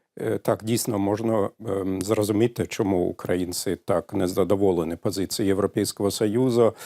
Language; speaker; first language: Ukrainian; non-native, fluent; German